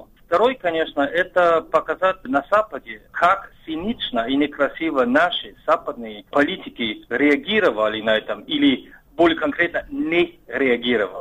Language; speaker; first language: Russian; non-native, fluent; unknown